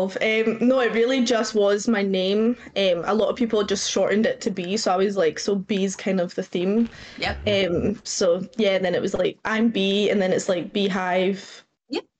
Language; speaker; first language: English; native; English